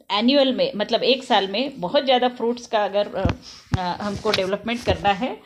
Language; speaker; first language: Hindi; non-native, local second language; Marathi